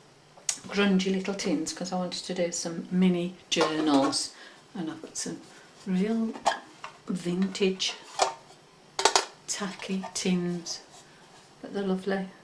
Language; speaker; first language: English; native; English